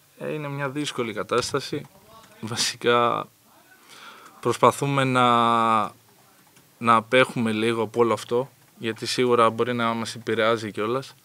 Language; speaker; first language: Greek; native; Greek